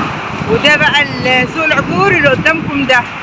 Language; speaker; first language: Arabic; native; Arabic